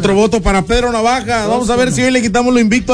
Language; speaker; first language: Spanish; native; Spanish